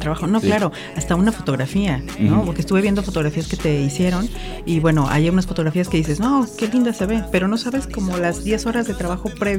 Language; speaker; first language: Spanish; native; Spanish